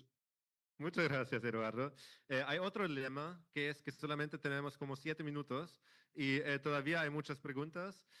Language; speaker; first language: Spanish; non-native, fluent; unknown